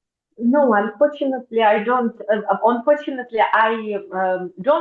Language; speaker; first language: English; non-native, fluent; Russian